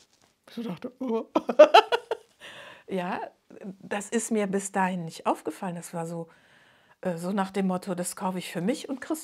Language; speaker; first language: German; native; German